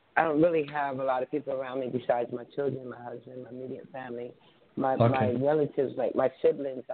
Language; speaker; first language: English; native; English